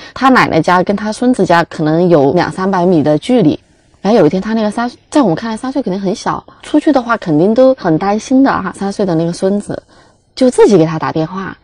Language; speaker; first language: Chinese; native; Chinese